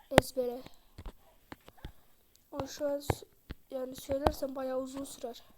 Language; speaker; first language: Turkish; native; Turkish